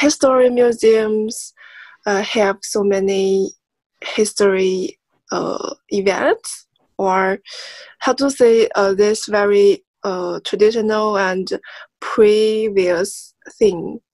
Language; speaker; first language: English; non-native, learner; Chinese